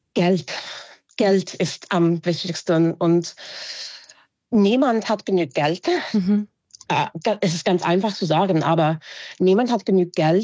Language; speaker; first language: German; non-native, fluent; English